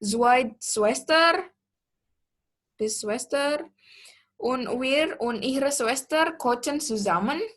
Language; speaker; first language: German; non-native, learner; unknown